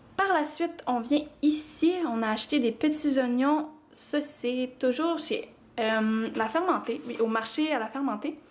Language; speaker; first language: French; native; French